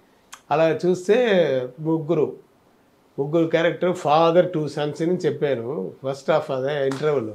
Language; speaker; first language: Telugu; non-native, learner; Tamil